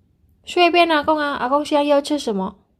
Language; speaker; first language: Chinese; non-native, learner; Indonesian